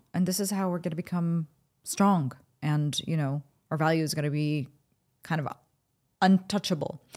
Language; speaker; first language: English; early bilingual, other home language; Arabic